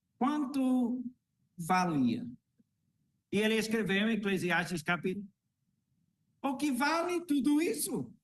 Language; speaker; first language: Portuguese; non-native, fluent; English